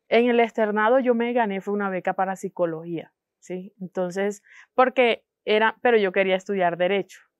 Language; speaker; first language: Spanish; non-native, local second language; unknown